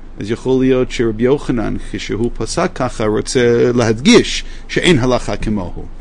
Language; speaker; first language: Hebrew; non-native, fluent; English